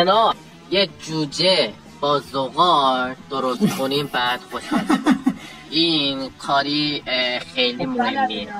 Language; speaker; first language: Persian; non-native, learner; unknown